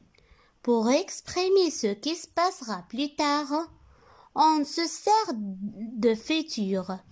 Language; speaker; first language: French; non-native, local second language; Arabic